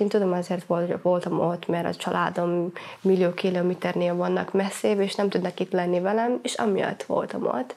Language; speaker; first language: Hungarian; non-native, fluent; Somali